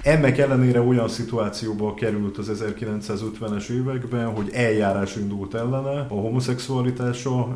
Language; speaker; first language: Hungarian; native; Hungarian